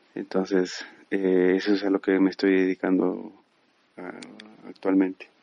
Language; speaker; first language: Spanish; native; Spanish